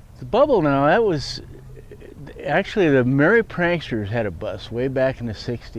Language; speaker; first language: English; native; English